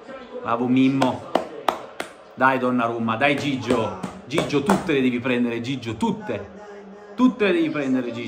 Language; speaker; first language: Italian; native; Italian